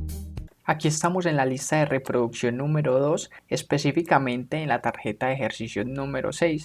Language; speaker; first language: Spanish; native; Spanish